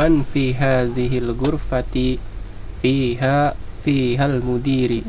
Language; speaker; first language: Arabic; non-native, learner; Indonesian